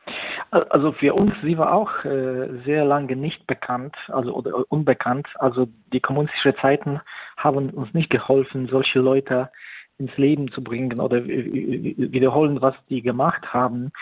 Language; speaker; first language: German; non-native, fluent; Polish